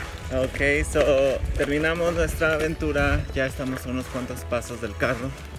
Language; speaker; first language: Spanish; early bilingual, heritage; Spanish